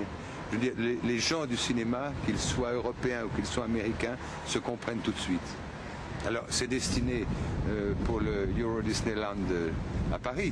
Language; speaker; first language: French; native; French